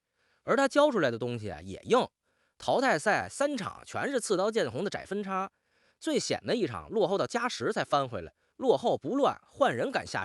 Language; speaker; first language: Chinese; native; Chinese